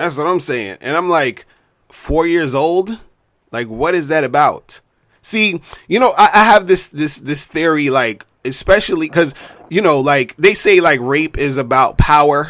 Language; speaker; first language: English; native; English